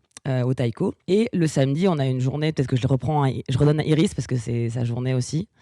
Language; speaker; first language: French; native; French